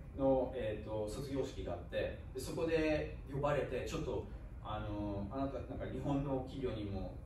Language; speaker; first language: Japanese; non-native, fluent; German